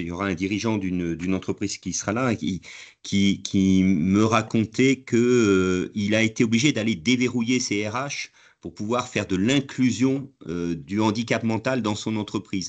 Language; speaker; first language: French; native; French